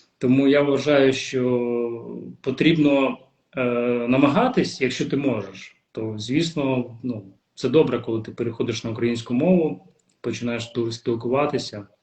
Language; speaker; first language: Ukrainian; non-native, local second language; Russian